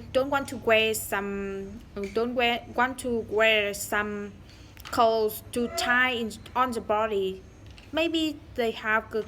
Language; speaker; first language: English; non-native, learner; Vietnamese